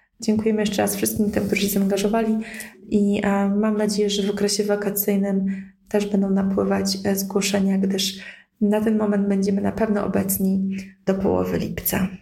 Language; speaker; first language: Polish; native; Polish